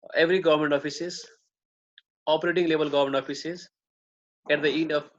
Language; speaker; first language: English; non-native, local second language; Nepali